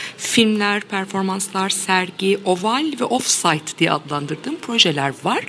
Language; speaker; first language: Turkish; native; Turkish